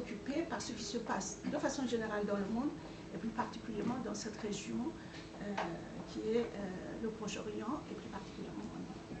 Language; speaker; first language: French; non-native, fluent; Persian